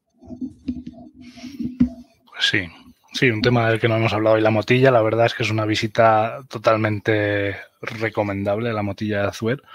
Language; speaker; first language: Spanish; early bilingual, other home language; German